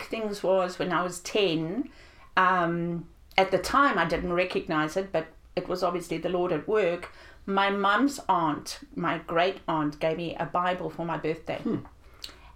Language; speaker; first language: English; native; English